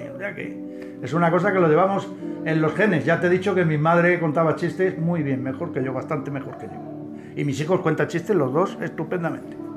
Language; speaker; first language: Spanish; native; Spanish